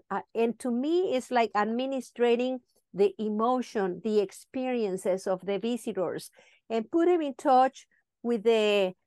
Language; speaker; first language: English; non-native, fluent; Spanish